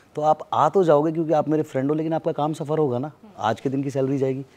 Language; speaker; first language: Hindi; native; Hindi